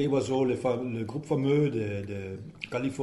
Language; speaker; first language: French; non-native, learner; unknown